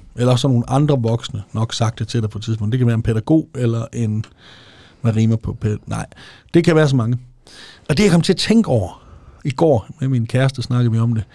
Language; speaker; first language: Danish; native; Danish